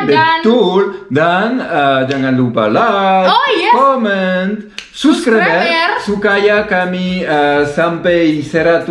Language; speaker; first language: Indonesian; non-native, learner; French